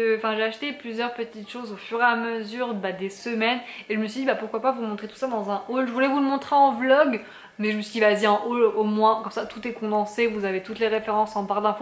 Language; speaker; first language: French; native; French